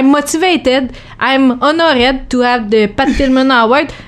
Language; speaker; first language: English; non-native, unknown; French